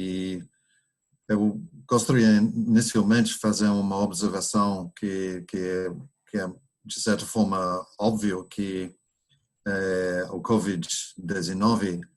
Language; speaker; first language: Portuguese; non-native, fluent; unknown